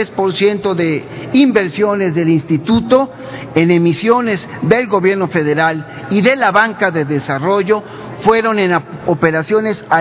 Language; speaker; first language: Spanish; native; Spanish